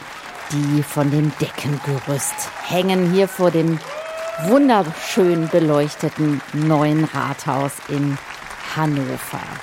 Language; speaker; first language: German; native; German